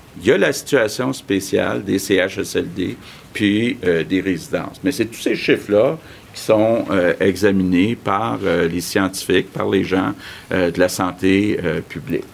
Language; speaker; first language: French; native; French